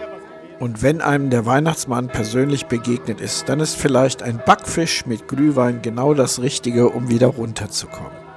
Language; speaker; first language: German; native; German